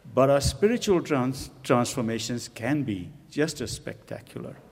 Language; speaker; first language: English; non-native, local second language; Urdu